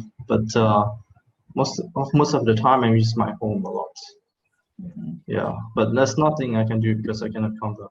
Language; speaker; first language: English; non-native, fluent; Thai